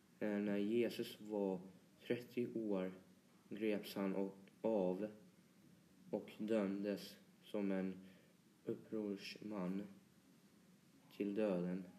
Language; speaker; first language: Swedish; early bilingual, other home language; Polish